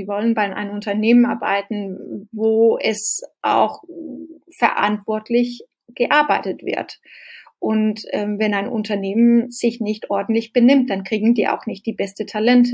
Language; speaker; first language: German; non-native, fluent; Danish